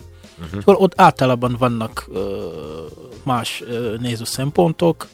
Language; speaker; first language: Hungarian; non-native, fluent; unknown